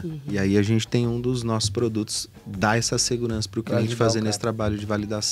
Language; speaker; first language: Portuguese; native; Portuguese